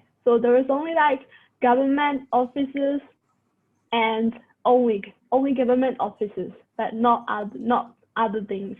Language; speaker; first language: English; non-native, fluent; Burmese